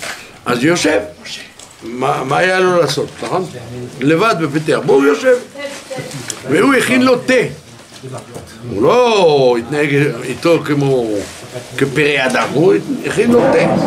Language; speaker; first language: Hebrew; non-native, fluent; French